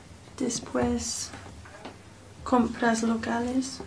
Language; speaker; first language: Spanish; non-native, learner; English